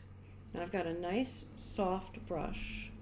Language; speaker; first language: English; native; English